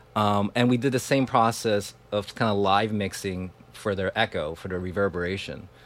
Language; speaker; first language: English; non-native, fluent; Chinese